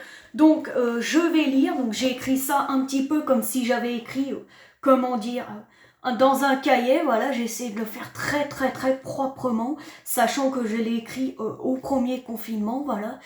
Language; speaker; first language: French; native; French